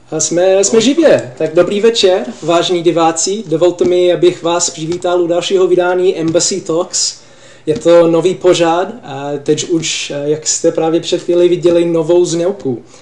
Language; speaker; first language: Czech; non-native, fluent; English